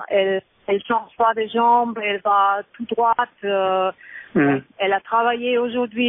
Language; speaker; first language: French; non-native, learner; German